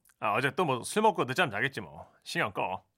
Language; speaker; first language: Korean; native; Korean